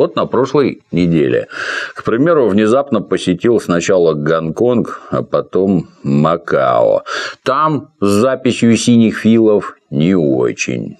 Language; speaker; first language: Russian; native; Russian